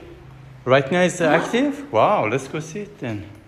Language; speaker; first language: English; non-native, fluent; Persian